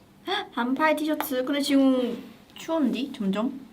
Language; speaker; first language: Korean; non-native, fluent; Chinese